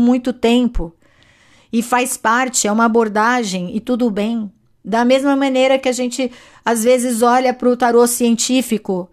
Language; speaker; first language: Portuguese; native; Portuguese